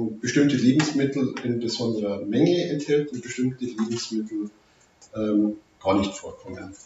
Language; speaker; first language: German; native; German